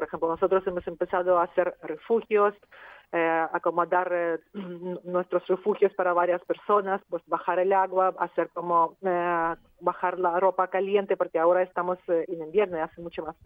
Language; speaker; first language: Spanish; non-native, fluent; Ukrainian